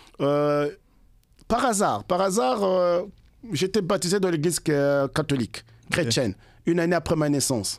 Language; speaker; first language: French; non-native, local second language; Kongo